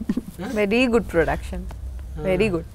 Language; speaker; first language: Telugu; non-native, learner; Bangla